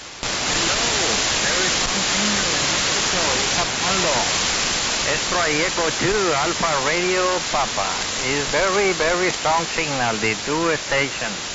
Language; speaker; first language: English; non-native, learner; Spanish